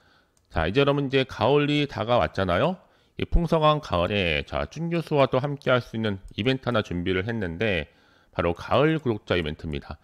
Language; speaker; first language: Korean; native; Korean